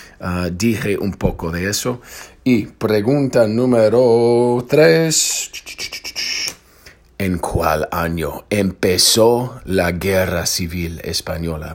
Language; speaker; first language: Spanish; non-native, fluent; English